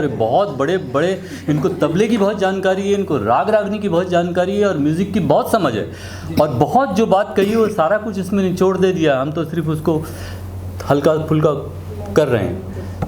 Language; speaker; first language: Hindi; native; Hindi